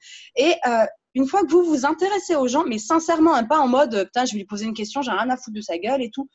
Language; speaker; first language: French; native; French